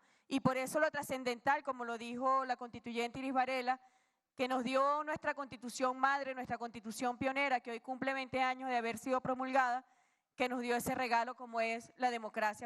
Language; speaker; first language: Spanish; native; Spanish